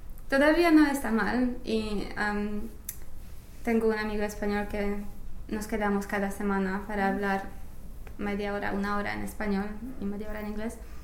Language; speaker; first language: Spanish; non-native, fluent; English